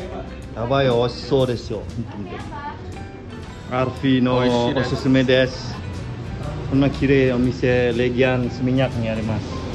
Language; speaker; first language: Japanese; non-native, learner; Indonesian